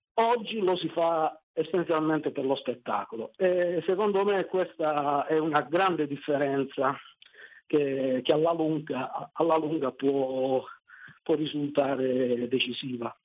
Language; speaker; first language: Italian; native; Italian